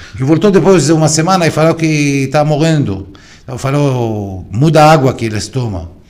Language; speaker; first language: Portuguese; non-native, fluent; Hebrew